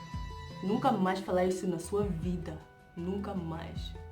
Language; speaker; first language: Portuguese; non-native, fluent; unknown